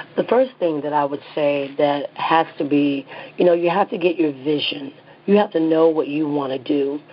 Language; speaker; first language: English; native; English